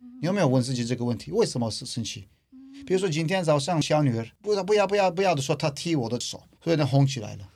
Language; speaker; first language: Chinese; non-native, fluent; Turkish